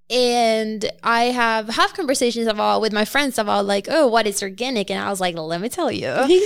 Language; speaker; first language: English; non-native, fluent; Spanish